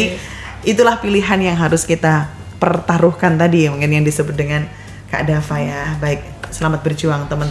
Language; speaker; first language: Indonesian; native; Indonesian